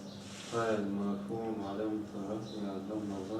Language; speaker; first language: Arabic; non-native, learner; Chechen